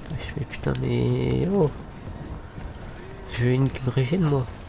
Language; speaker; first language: French; native; French